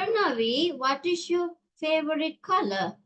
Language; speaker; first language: English; non-native, local second language; Tamil